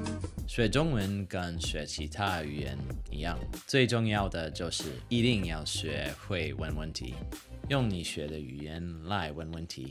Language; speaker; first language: Chinese; non-native, fluent; English